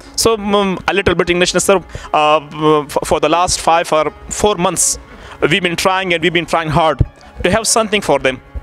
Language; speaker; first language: English; non-native, local second language; Pashto